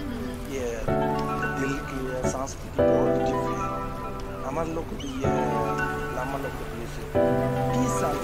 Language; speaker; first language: Hindi; non-native, learner; Tibetan